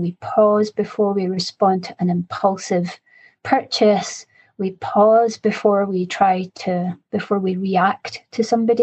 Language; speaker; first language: English; native; English